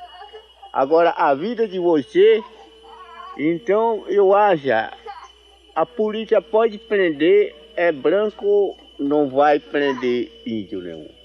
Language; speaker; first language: Portuguese; non-native, local second language; Kayapó